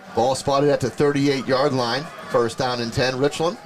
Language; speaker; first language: English; native; English